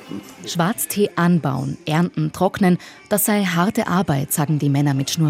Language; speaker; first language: German; native; German